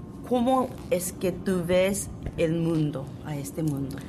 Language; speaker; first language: Spanish; non-native, fluent; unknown